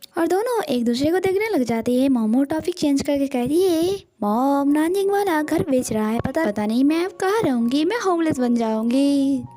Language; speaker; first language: Hindi; non-native, local second language; Bangla